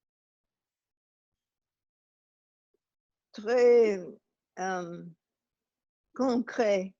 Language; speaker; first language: French; non-native, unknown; Italian